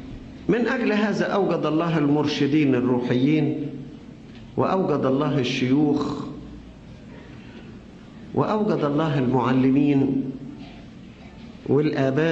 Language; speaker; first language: Arabic; native; Arabic